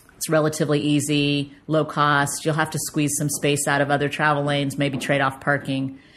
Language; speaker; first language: English; native; English